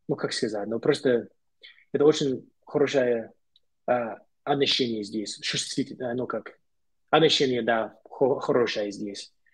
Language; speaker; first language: Russian; non-native, learner; English